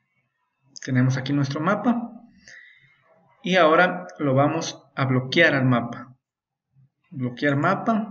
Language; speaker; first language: Spanish; native; Spanish